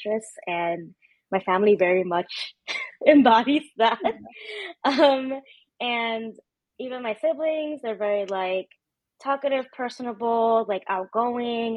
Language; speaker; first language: English; native; English